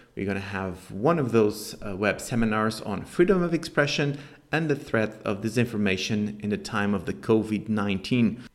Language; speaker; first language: English; non-native, fluent; Spanish